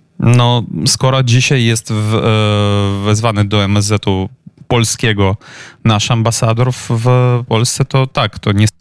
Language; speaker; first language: Polish; non-native, fluent; Ukrainian